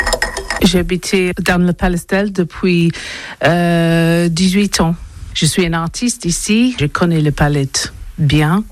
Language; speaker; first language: French; non-native, learner; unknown